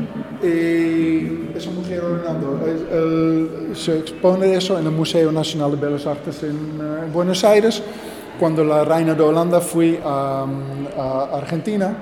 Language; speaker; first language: Spanish; non-native, learner; Dutch